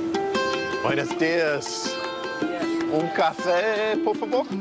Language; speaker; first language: Spanish; non-native, learner; English